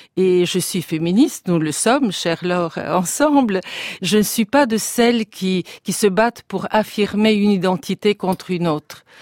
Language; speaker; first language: French; non-native, fluent; Bulgarian